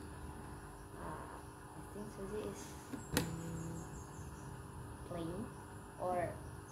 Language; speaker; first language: English; non-native, learner; Indonesian